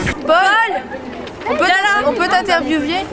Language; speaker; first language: French; non-native, learner; Italian